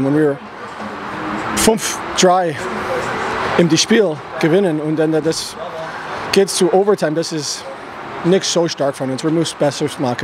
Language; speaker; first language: German; non-native, learner; English